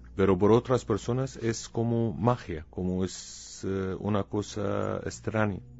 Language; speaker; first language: Spanish; non-native, learner; Arabic